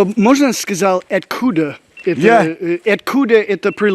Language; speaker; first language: Russian; non-native, learner; English